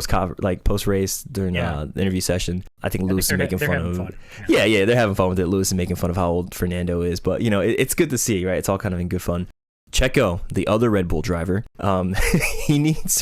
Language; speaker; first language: English; native; English